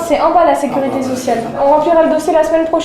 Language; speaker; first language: French; native; French